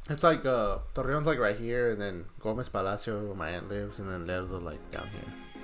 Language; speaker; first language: English; early bilingual, other home language; Spanish